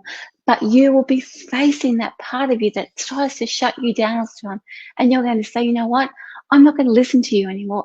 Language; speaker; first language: English; native; English